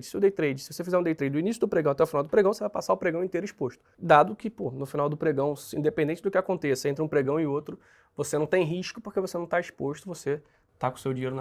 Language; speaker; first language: Portuguese; native; Portuguese